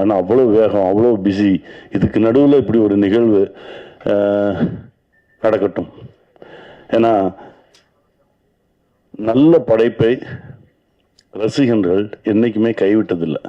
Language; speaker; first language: Tamil; native; Tamil